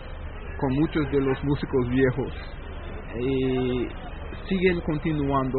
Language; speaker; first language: Spanish; non-native, fluent; English